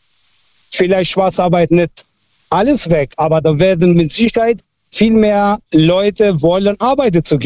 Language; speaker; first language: German; non-native, fluent; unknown